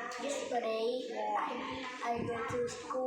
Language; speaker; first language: English; non-native, learner; Vietnamese